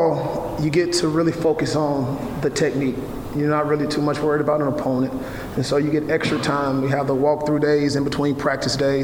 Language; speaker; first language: English; native; English